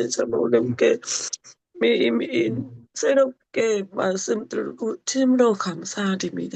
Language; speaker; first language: Korean; non-native, learner; Thai